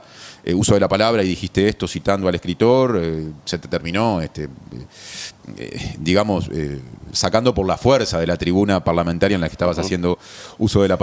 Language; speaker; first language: Spanish; native; Spanish